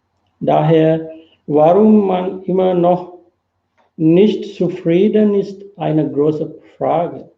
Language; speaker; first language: German; non-native, fluent; Sinhala